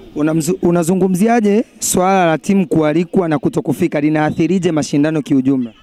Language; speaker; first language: Swahili; native; Swahili